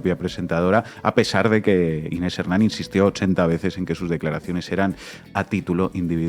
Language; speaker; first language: Spanish; native; Spanish